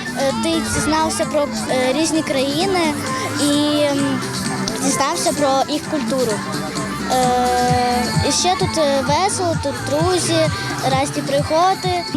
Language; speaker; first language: Ukrainian; non-native, local second language; Russian